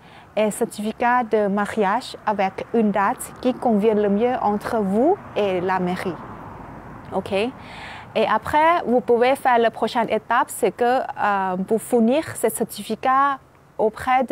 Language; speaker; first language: French; non-native, fluent; Thai